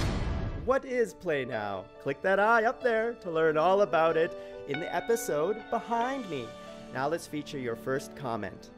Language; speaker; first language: English; native; English